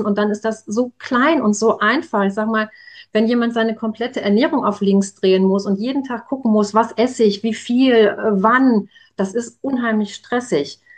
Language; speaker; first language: German; native; German